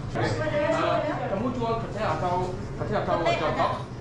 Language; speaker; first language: Indonesian; non-native, learner; English